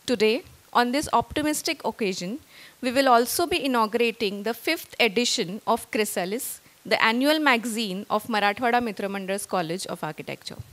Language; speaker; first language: English; non-native, local second language; Marathi